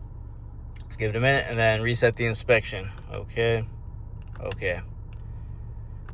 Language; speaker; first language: English; native; English